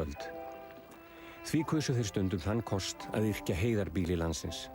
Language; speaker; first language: Icelandic; native; Icelandic